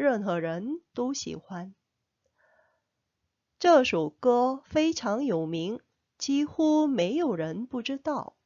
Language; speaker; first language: Chinese; non-native, fluent; Korean